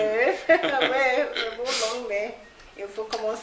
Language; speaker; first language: French; non-native, fluent; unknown